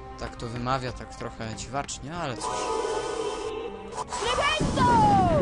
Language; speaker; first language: Polish; native; Polish